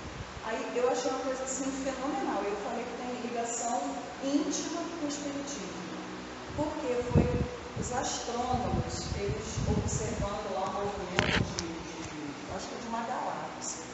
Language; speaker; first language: Portuguese; native; Portuguese